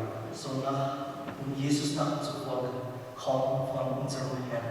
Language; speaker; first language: German; non-native, learner; Indonesian